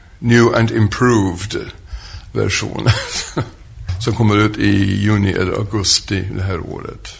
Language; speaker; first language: Swedish; non-native, fluent; French